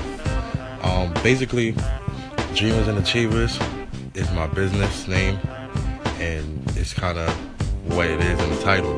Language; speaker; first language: English; native; English